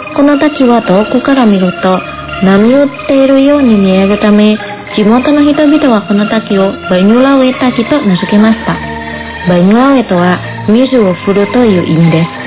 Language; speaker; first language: Japanese; non-native, fluent; Indonesian